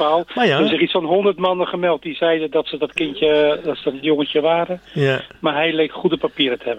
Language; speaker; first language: Dutch; native; Dutch